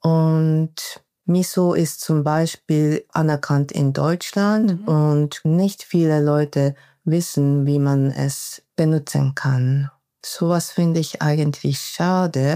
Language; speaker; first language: German; non-native, learner; Japanese